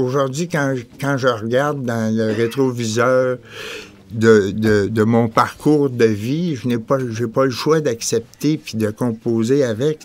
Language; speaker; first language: French; native; French